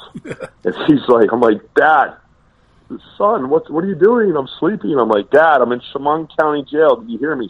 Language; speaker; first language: English; native; English